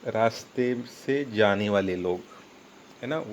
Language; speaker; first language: Hindi; non-native, local second language; Marathi